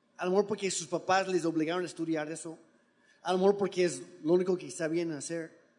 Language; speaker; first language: Spanish; non-native, fluent; English